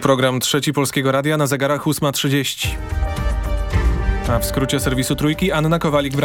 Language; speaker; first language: Polish; native; Polish